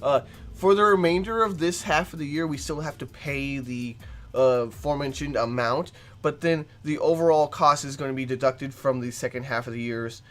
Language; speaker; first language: English; native; English